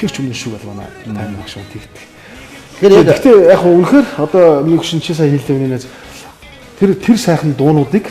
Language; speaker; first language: Mongolian; native; Mongolian